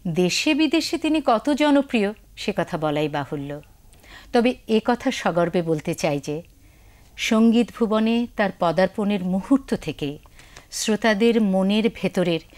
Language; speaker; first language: Bangla; native; Bangla